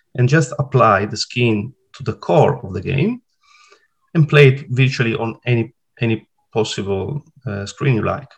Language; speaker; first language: English; non-native, fluent; Italian